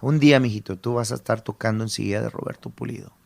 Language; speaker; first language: Spanish; early bilingual, heritage; Spanish